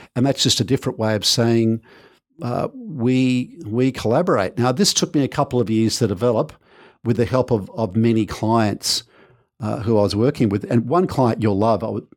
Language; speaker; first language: English; native; English